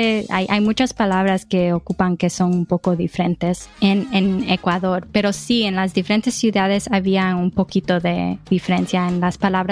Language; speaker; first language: Spanish; early bilingual, heritage; Spanish